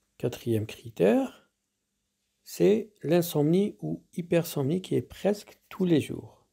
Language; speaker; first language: French; non-native, local second language; Arabic